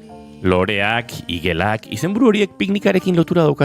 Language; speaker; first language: Basque; native; Basque